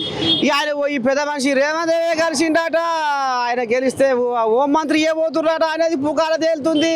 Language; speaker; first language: Telugu; native; Telugu